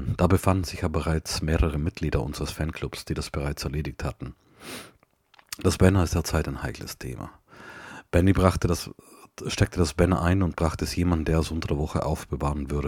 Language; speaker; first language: German; native; German